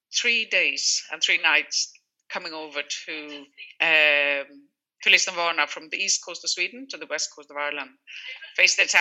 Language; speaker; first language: English; non-native, fluent; Swedish